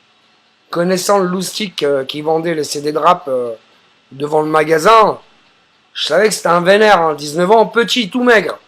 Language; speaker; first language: French; native; French